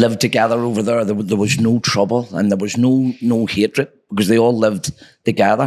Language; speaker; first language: English; native; English